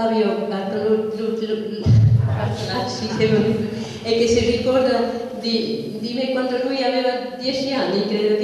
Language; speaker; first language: Italian; non-native, fluent; English